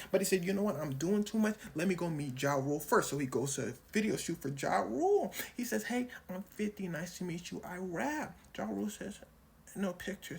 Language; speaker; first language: English; native; English